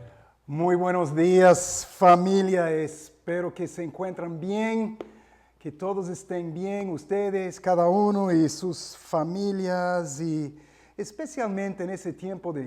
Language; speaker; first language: Spanish; non-native, fluent; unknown